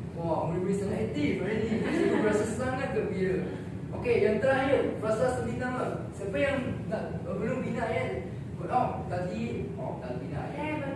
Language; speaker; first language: Malay; non-native, local second language; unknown